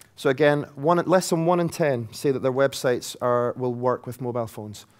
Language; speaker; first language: English; native; English